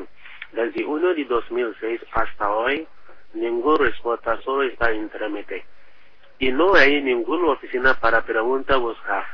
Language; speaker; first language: Spanish; non-native, learner; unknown